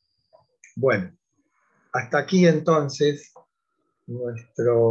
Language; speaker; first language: Spanish; native; Spanish